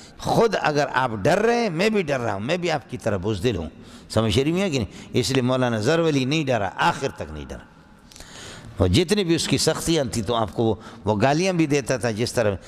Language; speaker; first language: Urdu; non-native, local second language; Brahui